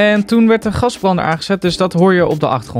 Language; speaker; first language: Dutch; native; Dutch